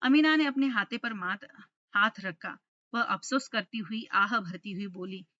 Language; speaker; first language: Hindi; non-native, local second language; Telugu